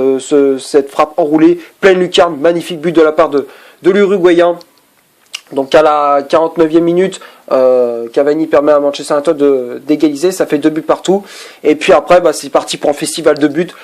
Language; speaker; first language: French; native; French